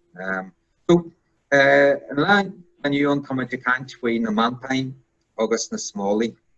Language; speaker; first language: Irish; non-native, local second language; English